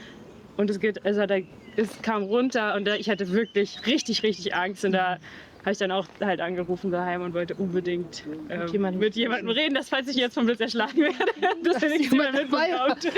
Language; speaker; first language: German; native; German